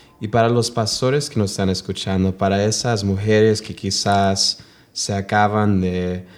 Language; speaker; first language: Spanish; early bilingual, heritage; English